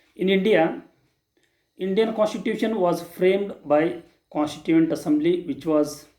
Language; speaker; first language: English; non-native, local second language; Kannada